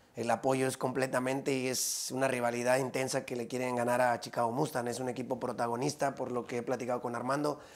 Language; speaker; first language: Spanish; native; Spanish